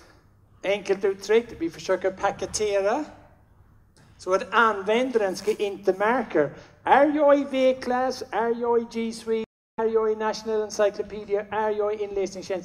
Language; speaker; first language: Swedish; non-native, fluent; English